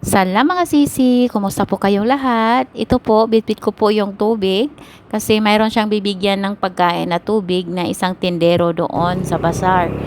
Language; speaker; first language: Filipino; native; Filipino